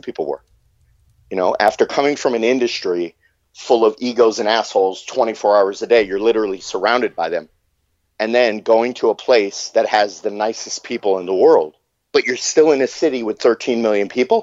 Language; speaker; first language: English; native; English